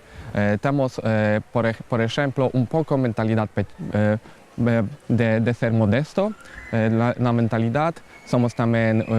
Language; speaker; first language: Portuguese; non-native, learner; Polish